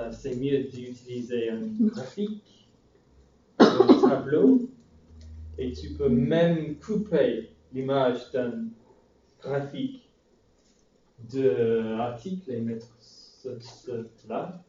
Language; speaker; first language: French; non-native, fluent; English